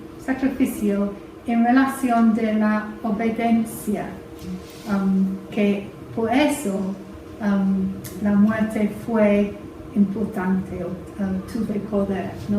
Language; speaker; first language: Spanish; non-native, fluent; English